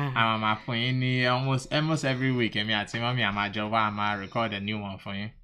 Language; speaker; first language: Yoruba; early bilingual, heritage; Yoruba